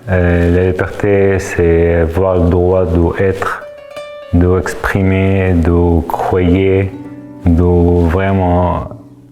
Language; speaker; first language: French; non-native, fluent; Arabic